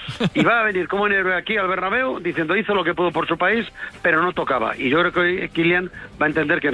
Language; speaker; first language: Spanish; native; Spanish